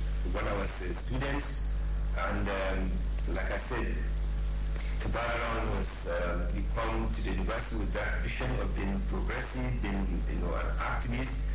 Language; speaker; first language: English; non-native, local second language; Hausa